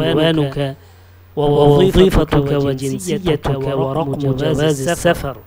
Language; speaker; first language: Arabic; non-native, fluent; Urdu